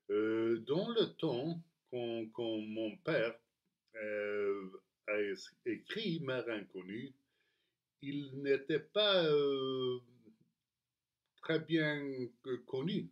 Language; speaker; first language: French; non-native, learner; Spanish